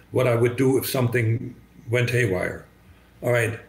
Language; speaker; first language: English; non-native, fluent; German